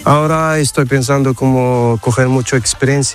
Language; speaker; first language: Spanish; non-native, learner; Arabic